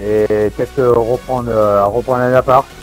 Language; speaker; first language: French; native; French